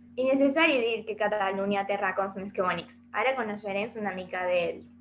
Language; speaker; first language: Catalan; non-native, learner; Spanish